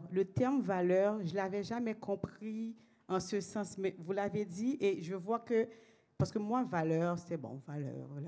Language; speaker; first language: French; native; French